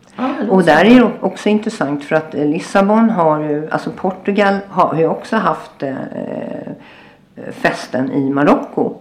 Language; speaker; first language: Swedish; native; Swedish